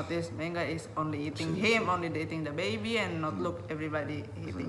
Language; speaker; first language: English; non-native, learner; Indonesian